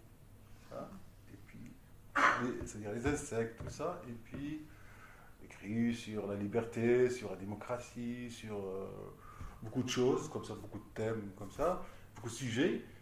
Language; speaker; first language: French; non-native, local second language; Arabic